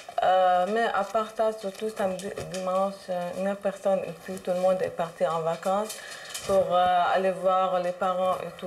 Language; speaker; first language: French; non-native, fluent; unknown